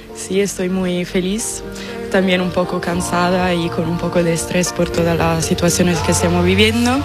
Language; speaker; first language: Spanish; non-native, fluent; Italian